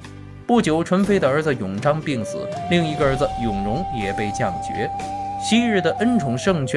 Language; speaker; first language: Chinese; native; Chinese